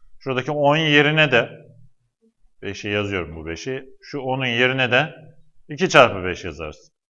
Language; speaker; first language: Turkish; native; Turkish